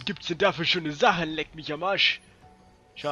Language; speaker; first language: German; native; German